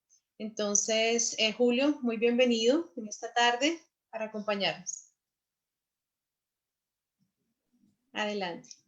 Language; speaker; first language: Spanish; native; Spanish